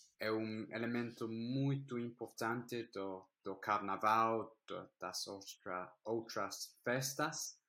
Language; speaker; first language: Portuguese; non-native, learner; English